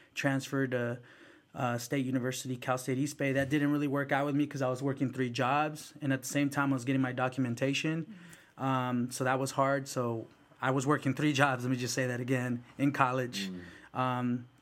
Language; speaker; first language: English; early bilingual, other home language; Spanish